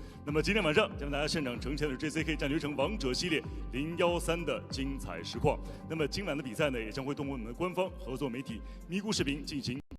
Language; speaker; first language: Chinese; native; Chinese